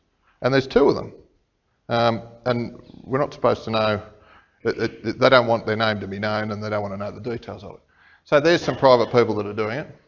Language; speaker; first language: English; native; English